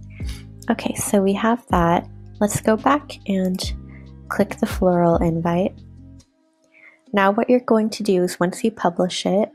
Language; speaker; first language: English; native; English